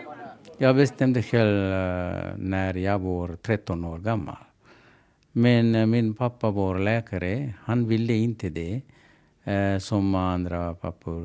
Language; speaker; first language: Swedish; non-native, learner; Sinhala